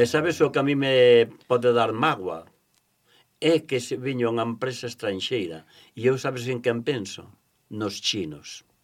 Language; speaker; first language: Galician; native; Galician